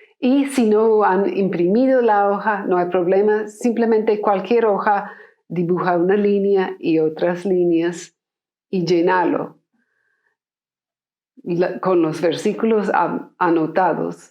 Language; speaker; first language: Spanish; non-native, fluent; English